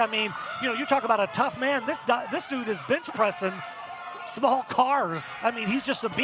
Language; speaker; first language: English; native; English